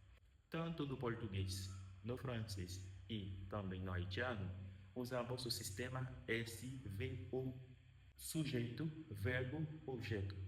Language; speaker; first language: Portuguese; non-native, fluent; Haitian Creole